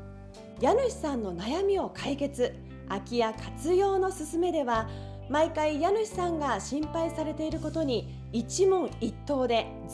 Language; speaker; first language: Japanese; native; Japanese